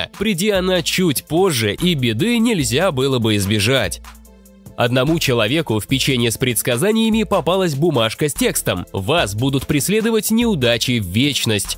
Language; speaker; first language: Russian; native; Russian